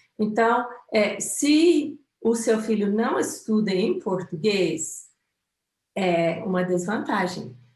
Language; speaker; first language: Portuguese; non-native, fluent; English